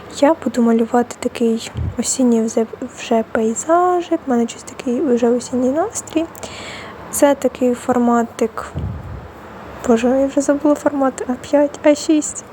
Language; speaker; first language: Ukrainian; non-native, local second language; Russian